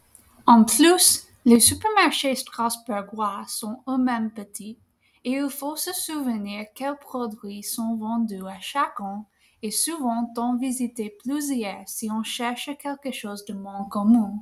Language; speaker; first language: French; non-native, fluent; English